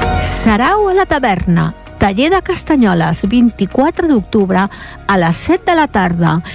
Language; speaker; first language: Catalan; native; Catalan